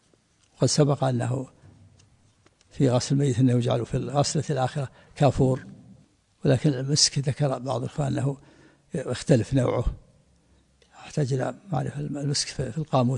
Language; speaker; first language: Arabic; native; Arabic